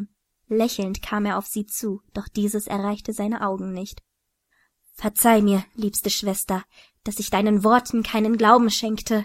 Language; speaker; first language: German; native; German